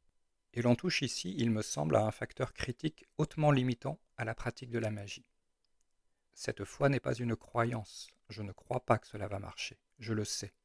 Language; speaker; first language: French; native; French